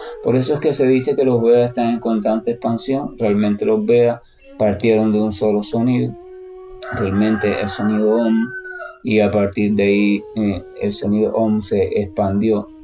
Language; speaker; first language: Spanish; native; Spanish